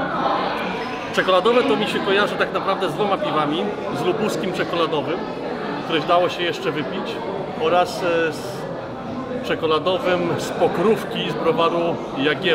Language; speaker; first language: Polish; native; Polish